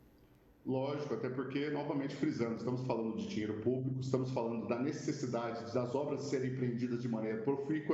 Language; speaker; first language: Portuguese; native; Portuguese